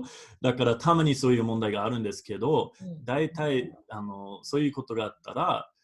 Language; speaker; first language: Japanese; non-native, fluent; English